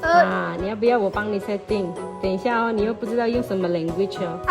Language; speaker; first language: Chinese; native; Chinese